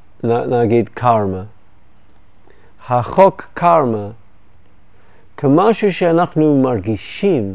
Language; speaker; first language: Hebrew; non-native, fluent; English